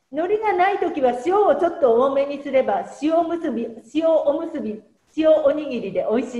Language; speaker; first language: Japanese; non-native, fluent; Indonesian